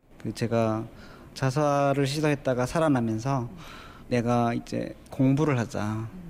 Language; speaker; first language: Korean; native; Korean